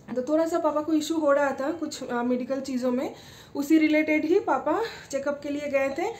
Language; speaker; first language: Hindi; non-native, local second language; Bangla